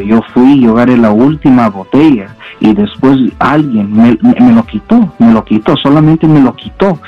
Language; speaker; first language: Spanish; early bilingual, heritage; Spanish